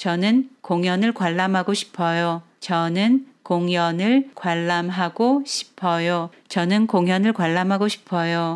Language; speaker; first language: Korean; non-native, fluent; Chinese